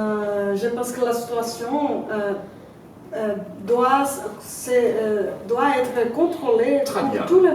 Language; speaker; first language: French; non-native, learner; Portuguese